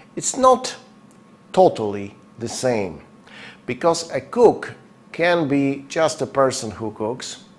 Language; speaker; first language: English; non-native, fluent; Polish